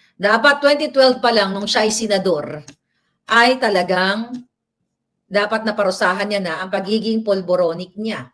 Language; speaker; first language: Filipino; native; Filipino